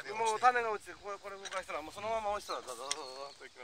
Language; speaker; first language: Japanese; native; Japanese